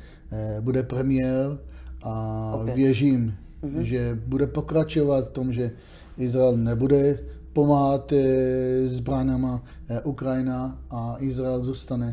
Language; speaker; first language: Czech; non-native, learner; Hebrew